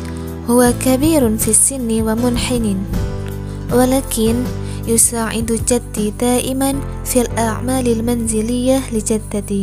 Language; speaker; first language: Arabic; non-native, learner; Indonesian